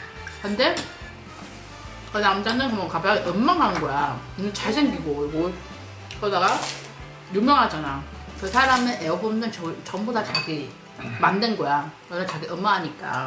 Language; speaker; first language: Korean; non-native, fluent; Chinese